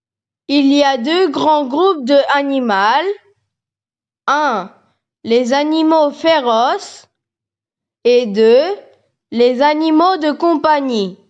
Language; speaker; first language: French; non-native, learner; Tamil